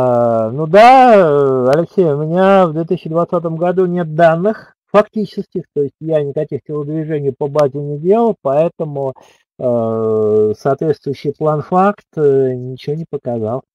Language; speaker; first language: Russian; native; Russian